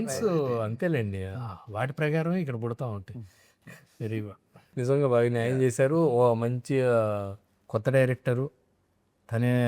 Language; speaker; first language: Telugu; native; Telugu